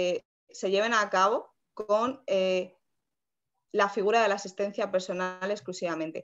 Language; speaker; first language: Spanish; native; Spanish